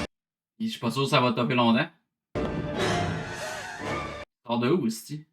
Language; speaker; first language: French; native; French